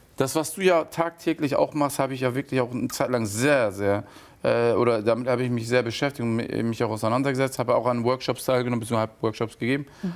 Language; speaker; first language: German; early bilingual, other home language; Turkish